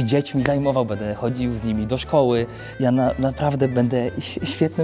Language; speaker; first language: Polish; native; Polish